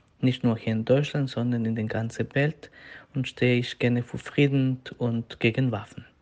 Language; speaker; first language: German; non-native, fluent; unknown